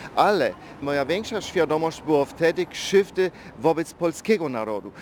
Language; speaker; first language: Polish; non-native, fluent; German